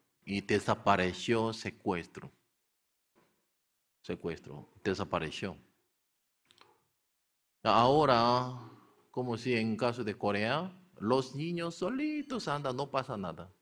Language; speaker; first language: Spanish; non-native, learner; Korean